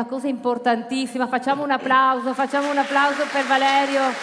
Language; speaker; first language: Italian; native; Italian